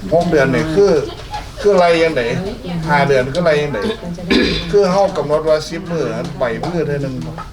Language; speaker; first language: Thai; native; Thai